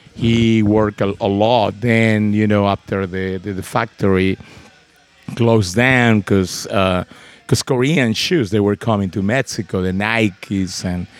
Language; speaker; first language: English; non-native, fluent; Spanish